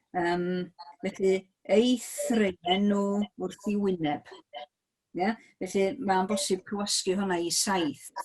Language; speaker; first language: Welsh; native; Welsh